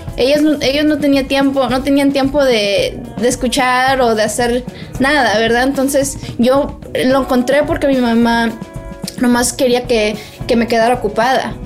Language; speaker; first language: Spanish; early bilingual, heritage; Spanish